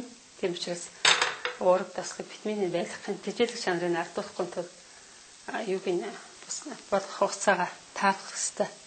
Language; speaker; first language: Mongolian; native; Mongolian